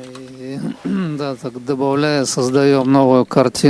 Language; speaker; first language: Russian; native; Russian